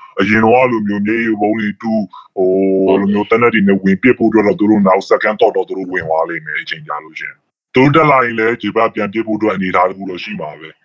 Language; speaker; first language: Burmese; native; Burmese